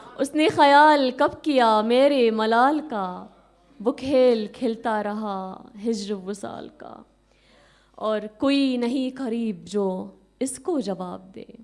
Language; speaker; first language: Urdu; non-native, fluent; Arabic